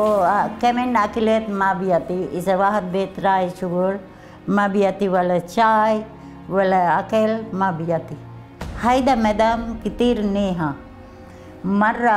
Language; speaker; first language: Arabic; non-native, learner; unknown